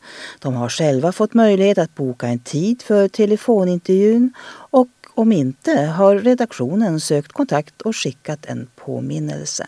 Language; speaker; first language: Swedish; native; Swedish